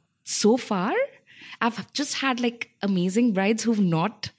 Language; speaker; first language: English; non-native, local second language; Telugu